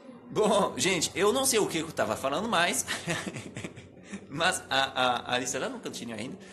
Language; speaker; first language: Portuguese; non-native, fluent; French